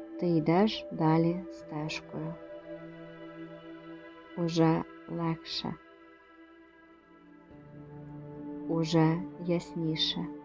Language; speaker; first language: Ukrainian; native; Ukrainian